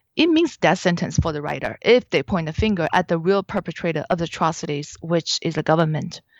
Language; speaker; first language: English; non-native, fluent; Chinese